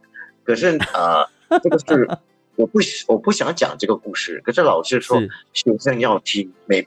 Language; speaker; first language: Chinese; native; Chinese